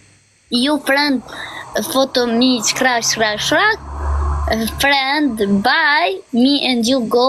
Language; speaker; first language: English; non-native, learner; Albanian